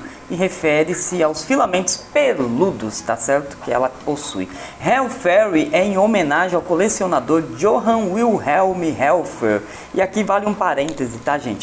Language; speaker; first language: Portuguese; native; Portuguese